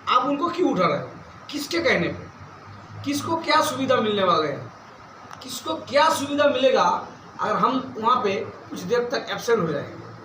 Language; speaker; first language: Hindi; non-native, local second language; Bangla